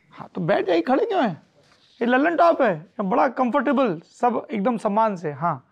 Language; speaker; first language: Hindi; native; Hindi